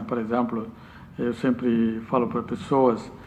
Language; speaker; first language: Portuguese; non-native, learner; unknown